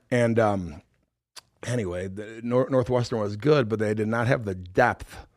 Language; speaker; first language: English; native; English